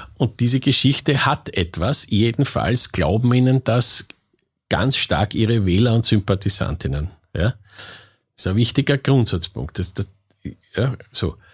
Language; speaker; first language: German; native; German